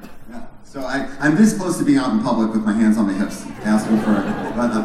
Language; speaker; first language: English; native; English